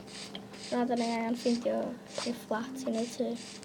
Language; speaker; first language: Welsh; non-native, local second language; English